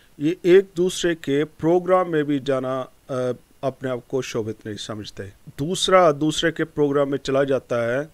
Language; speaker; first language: Hindi; non-native, local second language; Punjabi